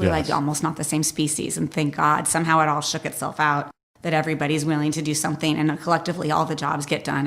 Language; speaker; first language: English; native; English